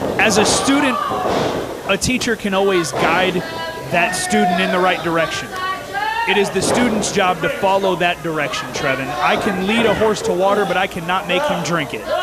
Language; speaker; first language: English; native; English